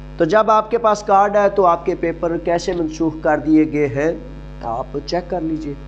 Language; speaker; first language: Urdu; non-native, local second language; Punjabi